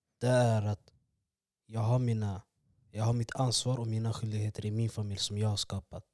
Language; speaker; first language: Swedish; early bilingual, other home language; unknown